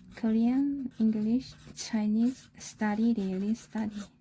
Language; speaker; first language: English; non-native, learner; Korean